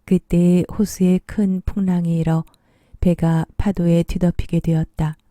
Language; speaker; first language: Korean; native; Korean